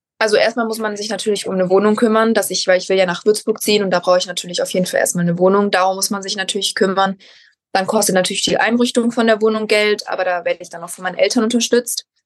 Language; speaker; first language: German; native; German